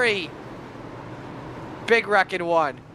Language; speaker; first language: English; native; English